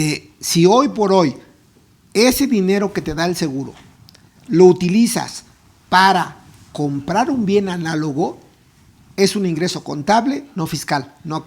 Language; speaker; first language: Spanish; native; Spanish